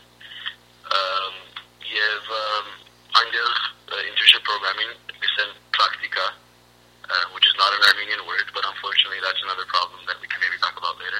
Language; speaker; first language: English; early bilingual, other home language; Armenian